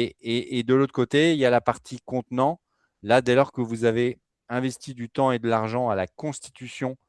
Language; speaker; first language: French; native; French